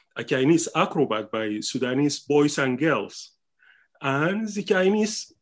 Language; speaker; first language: English; non-native, fluent; Arabic